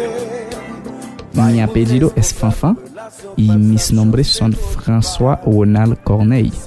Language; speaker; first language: Spanish; non-native, fluent; Haitian Creole